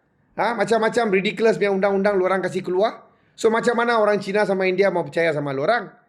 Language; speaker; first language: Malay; non-native, local second language; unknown